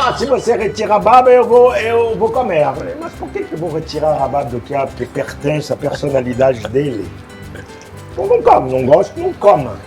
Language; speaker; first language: Portuguese; non-native, fluent; French